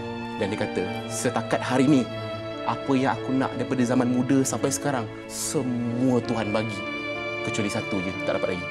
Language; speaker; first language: Malay; native; Malay